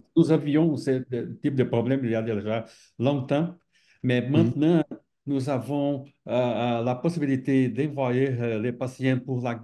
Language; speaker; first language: French; non-native, fluent; Portuguese